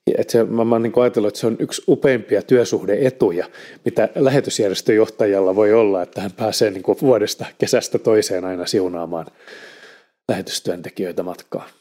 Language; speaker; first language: Finnish; native; Finnish